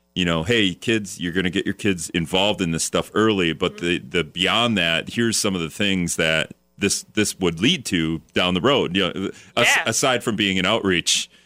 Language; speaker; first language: English; native; English